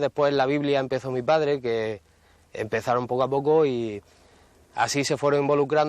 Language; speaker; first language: Spanish; native; Spanish